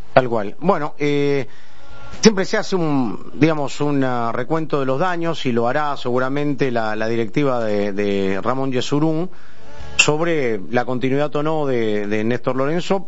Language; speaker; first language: Spanish; native; Spanish